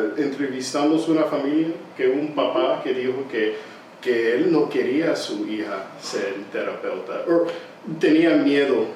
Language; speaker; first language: Spanish; early bilingual, heritage; English